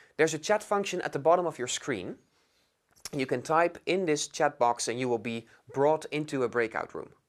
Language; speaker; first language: English; non-native, fluent; Dutch